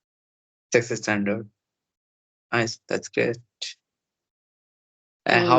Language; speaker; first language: English; non-native, learner; Hindi